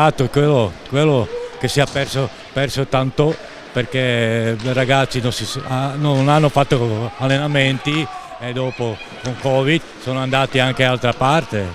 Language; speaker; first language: Italian; non-native, fluent; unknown